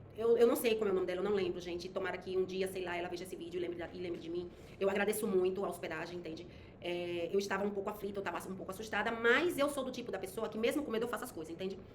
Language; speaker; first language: Portuguese; native; Portuguese